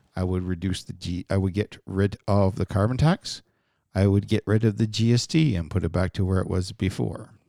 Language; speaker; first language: English; native; English